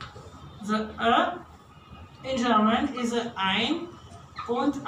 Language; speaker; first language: German; non-native, fluent; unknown